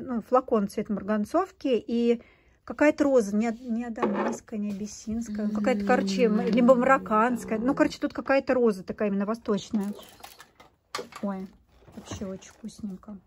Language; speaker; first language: Russian; native; Russian